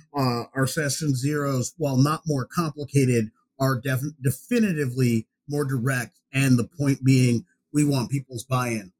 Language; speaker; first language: English; native; English